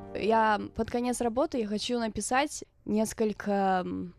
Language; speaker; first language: Russian; non-native, fluent; Romanian